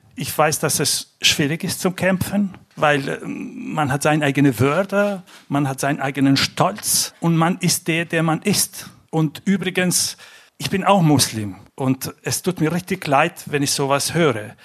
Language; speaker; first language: German; non-native, fluent; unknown